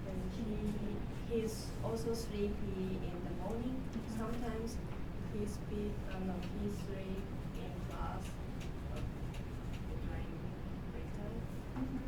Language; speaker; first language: English; non-native, learner; Japanese